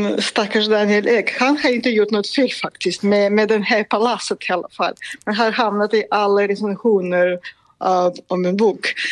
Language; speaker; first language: Swedish; non-native, fluent; Russian